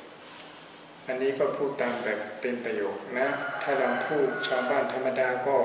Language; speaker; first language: Thai; non-native, fluent; Burmese